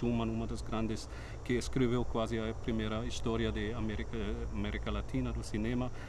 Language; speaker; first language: Portuguese; non-native, fluent; German